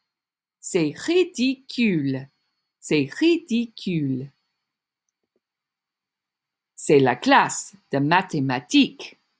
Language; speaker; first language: French; non-native, fluent; English